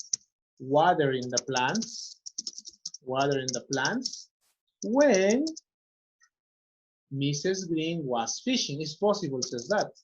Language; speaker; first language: English; non-native, fluent; Spanish